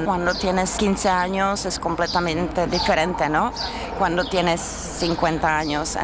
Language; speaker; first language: Spanish; non-native, learner; Czech